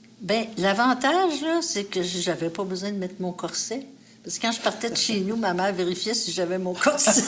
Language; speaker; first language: French; native; French